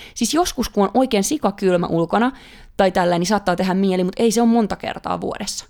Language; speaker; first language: Finnish; native; Finnish